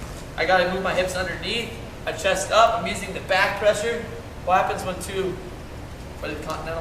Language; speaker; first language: English; native; English